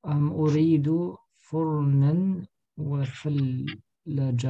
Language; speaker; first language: Arabic; non-native, learner; German